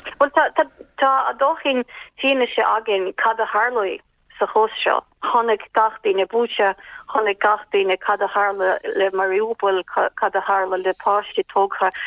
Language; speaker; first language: Irish; non-native, fluent; Ukrainian